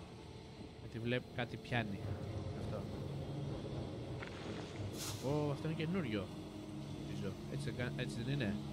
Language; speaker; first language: Greek; native; Greek